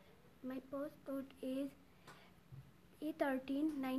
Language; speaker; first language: English; non-native, learner; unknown